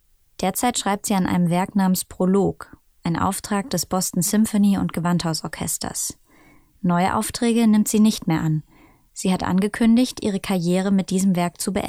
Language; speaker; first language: German; native; German